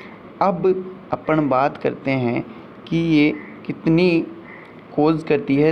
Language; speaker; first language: Hindi; native; Hindi